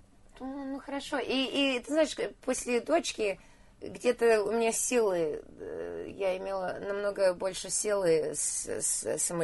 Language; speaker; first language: Russian; early bilingual, heritage; Russian